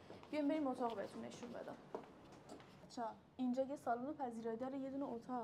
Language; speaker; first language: Persian; native; Persian